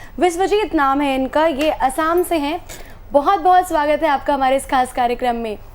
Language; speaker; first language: Hindi; native; Hindi